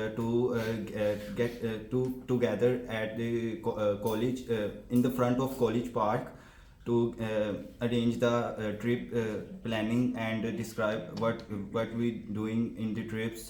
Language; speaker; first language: English; non-native, learner; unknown